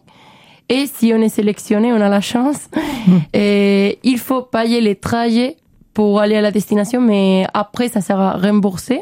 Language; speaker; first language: French; non-native, learner; Spanish